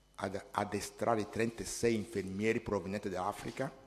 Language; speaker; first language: Italian; non-native, fluent; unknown